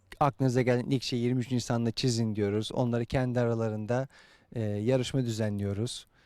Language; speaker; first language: Turkish; native; Turkish